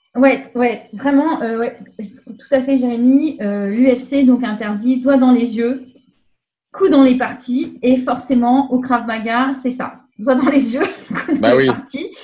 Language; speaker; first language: French; native; French